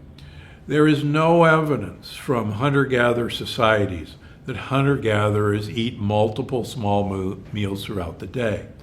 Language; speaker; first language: English; native; English